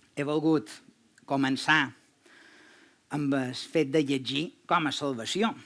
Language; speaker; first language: Catalan; native; Catalan